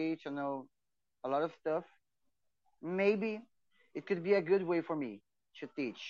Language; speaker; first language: English; non-native, fluent; Portuguese